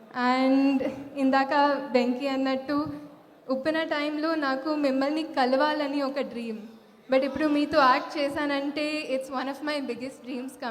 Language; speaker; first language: Telugu; non-native, fluent; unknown